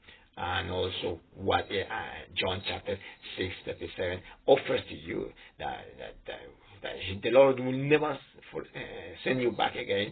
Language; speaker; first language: English; non-native, fluent; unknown